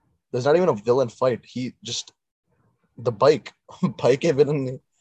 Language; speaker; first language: English; early bilingual, other home language; Telugu